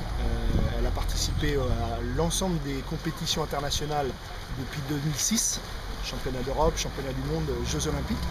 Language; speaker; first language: French; native; French